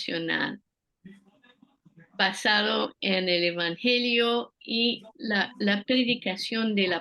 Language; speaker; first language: Spanish; non-native, fluent; French